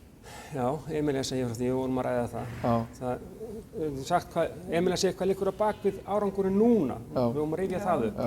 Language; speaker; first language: Icelandic; native; Icelandic